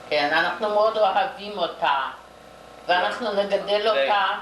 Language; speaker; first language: Hebrew; non-native, fluent; Yiddish